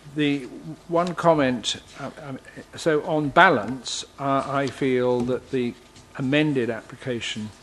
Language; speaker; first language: English; native; English